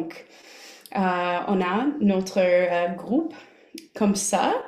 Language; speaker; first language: French; non-native, local second language; English